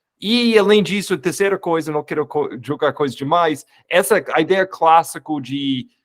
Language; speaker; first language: Portuguese; non-native, fluent; English